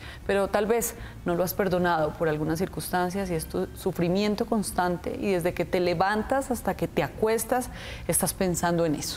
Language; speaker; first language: Spanish; native; Spanish